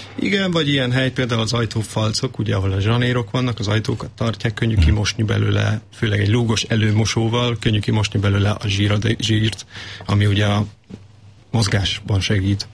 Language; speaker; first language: Hungarian; native; Hungarian